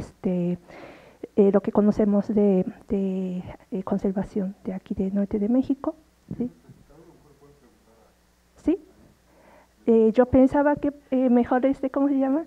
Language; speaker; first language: Spanish; non-native, fluent; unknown